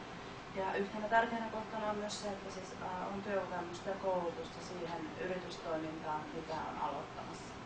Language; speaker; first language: Finnish; native; Finnish